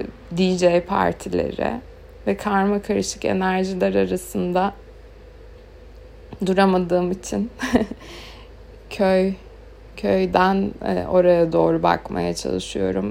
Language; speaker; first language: Turkish; native; Turkish